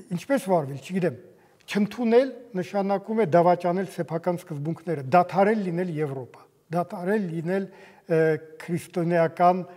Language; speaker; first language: Armenian; native; Armenian